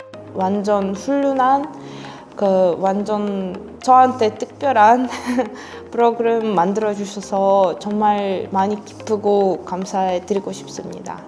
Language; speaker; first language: Korean; non-native, learner; Russian